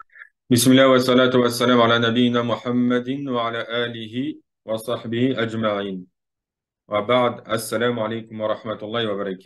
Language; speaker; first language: Arabic; non-native, fluent; French